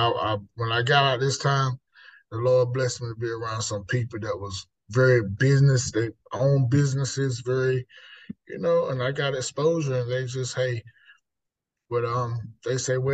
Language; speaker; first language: English; native; English